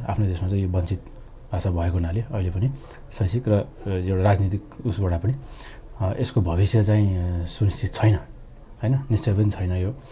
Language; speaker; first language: Nepali; non-native, local second language; Newari